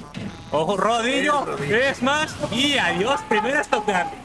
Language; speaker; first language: Spanish; native; Spanish